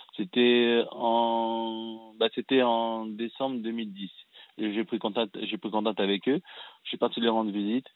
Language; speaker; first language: French; early bilingual, other home language; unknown